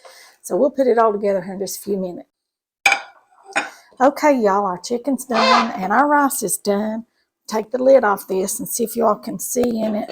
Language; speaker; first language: English; native; English